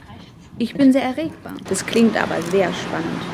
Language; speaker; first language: German; native; German